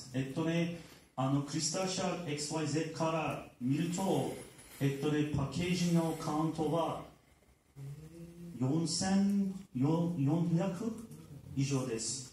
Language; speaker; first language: Japanese; non-native, learner; Turkish